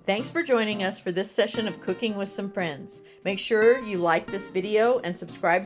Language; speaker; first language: English; native; English